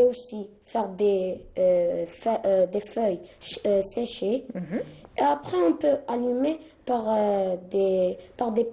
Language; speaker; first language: French; non-native, learner; Arabic